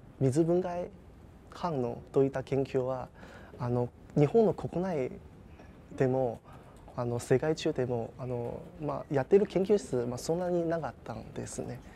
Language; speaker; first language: Japanese; non-native, fluent; Chinese